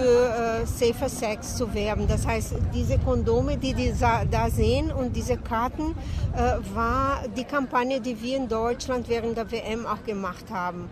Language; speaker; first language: German; non-native, fluent; Portuguese